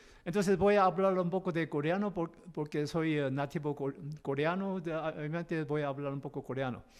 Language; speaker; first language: Spanish; non-native, learner; Korean